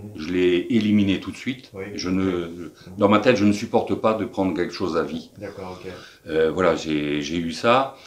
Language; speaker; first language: French; native; French